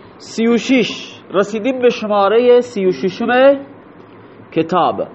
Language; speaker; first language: Persian; non-native, local second language; Baluchi